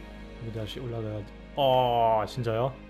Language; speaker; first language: Korean; non-native, fluent; German